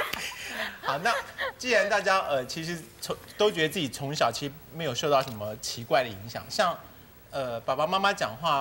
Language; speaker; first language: Chinese; native; Chinese